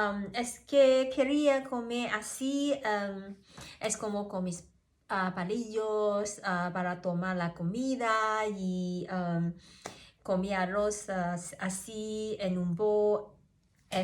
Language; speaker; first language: Spanish; non-native, learner; Cantonese